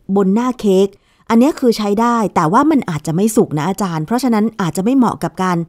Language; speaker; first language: Thai; native; Thai